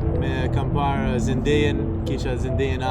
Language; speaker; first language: Albanian; early bilingual, heritage; Albanian